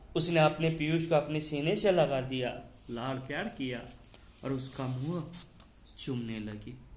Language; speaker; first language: Hindi; non-native, local second language; Marathi